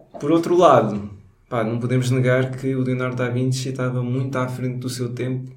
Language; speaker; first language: Portuguese; native; Portuguese